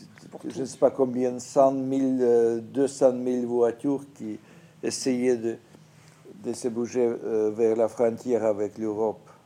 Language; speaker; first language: French; non-native, fluent; Russian